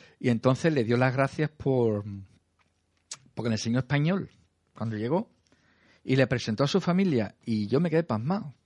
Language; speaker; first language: Spanish; native; Spanish